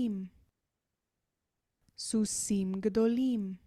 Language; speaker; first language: Hebrew; non-native, learner; English